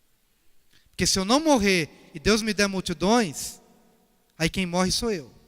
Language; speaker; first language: Portuguese; native; Portuguese